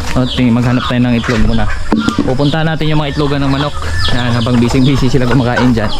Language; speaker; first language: Filipino; native; Filipino